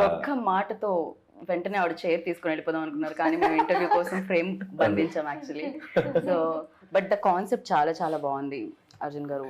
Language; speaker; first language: Telugu; native; Telugu